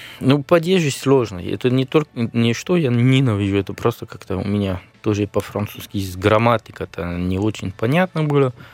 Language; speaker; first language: Russian; non-native, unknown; French